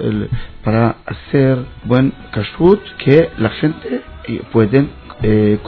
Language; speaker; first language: Spanish; non-native, learner; Hebrew